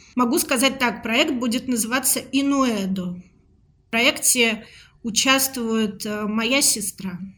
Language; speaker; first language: Russian; native; Russian